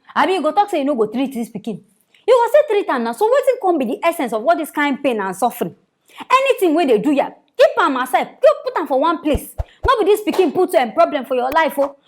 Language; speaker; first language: Nigerian Pidgin; native; Nigerian Pidgin